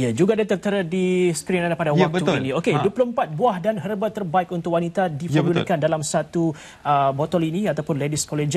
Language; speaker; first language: Malay; native; Malay